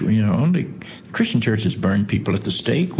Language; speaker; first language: English; native; English